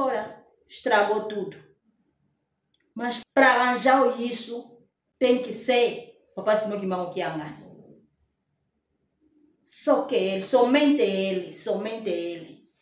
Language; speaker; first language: Portuguese; non-native, fluent; Lingala